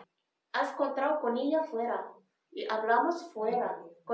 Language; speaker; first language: Spanish; non-native, learner; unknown